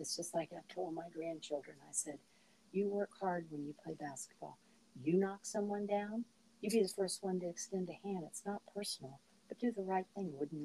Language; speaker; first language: English; native; English